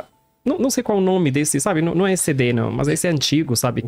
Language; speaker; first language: Portuguese; non-native, learner; Arabic